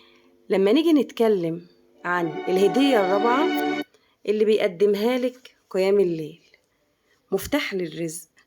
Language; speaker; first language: Arabic; native; Arabic